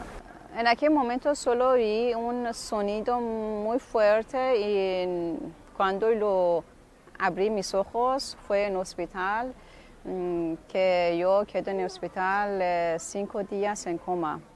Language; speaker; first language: Spanish; non-native, learner; Persian